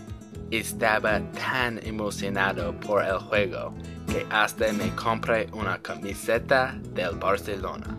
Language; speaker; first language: Spanish; non-native, learner; English